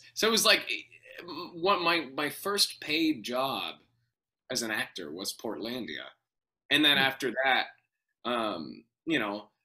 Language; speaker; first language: English; native; English